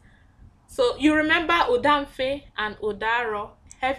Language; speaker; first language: English; non-native, local second language; Igbo